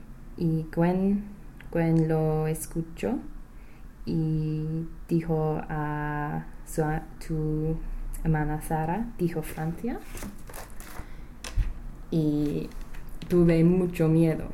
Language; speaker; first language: Spanish; non-native, learner; English